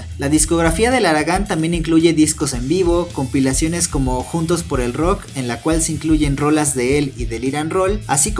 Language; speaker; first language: Spanish; native; Spanish